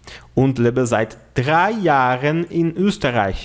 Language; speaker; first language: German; non-native, fluent; Portuguese